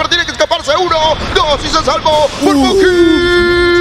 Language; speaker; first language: Spanish; native; Spanish